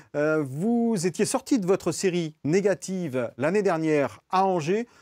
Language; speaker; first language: French; native; French